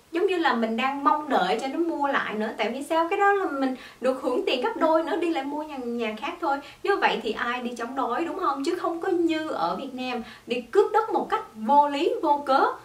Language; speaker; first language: Vietnamese; early bilingual, heritage; Vietnamese